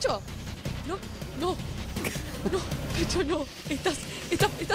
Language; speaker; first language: Spanish; native; Spanish